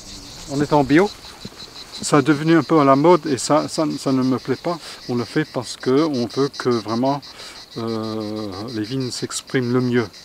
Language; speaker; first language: French; non-native, fluent; English